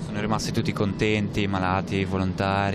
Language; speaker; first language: Italian; native; Italian